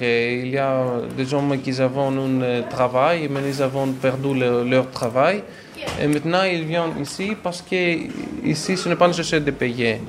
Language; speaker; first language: French; non-native, learner; Greek